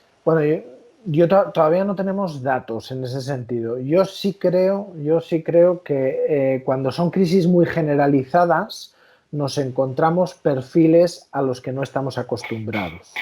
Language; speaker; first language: Spanish; native; Spanish